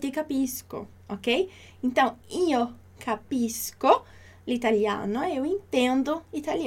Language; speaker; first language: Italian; non-native, fluent; Portuguese